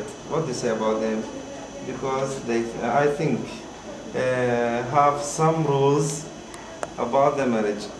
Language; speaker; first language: English; non-native, fluent; Arabic